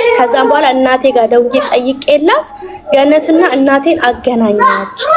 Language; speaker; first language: Amharic; native; Amharic